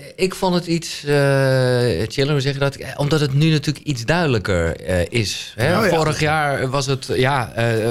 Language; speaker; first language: Dutch; native; Dutch